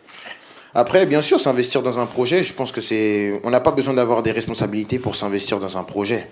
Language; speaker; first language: French; native; French